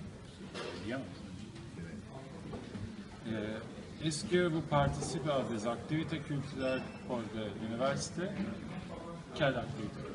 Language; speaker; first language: French; non-native, learner; Turkish